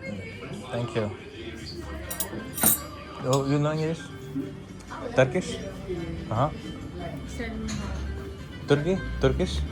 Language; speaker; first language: English; non-native, learner; Marathi